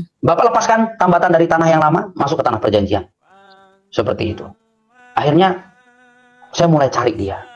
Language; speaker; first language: Indonesian; native; Indonesian